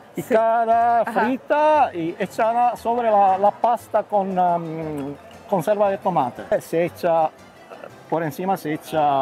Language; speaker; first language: Spanish; early bilingual, heritage; Italian